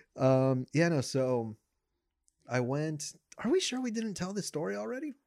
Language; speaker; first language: English; non-native, fluent; Spanish